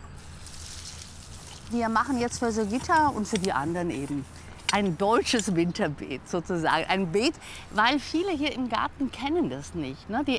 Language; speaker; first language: German; native; German